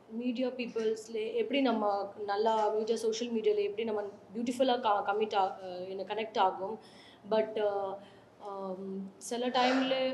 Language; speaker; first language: Tamil; non-native, learner; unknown